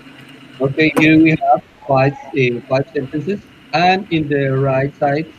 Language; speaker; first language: English; non-native, learner; Spanish